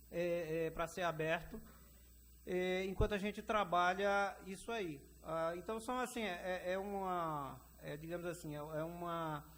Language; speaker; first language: Portuguese; native; Portuguese